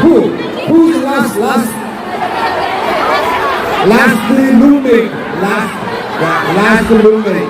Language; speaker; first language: English; non-native, learner; Korean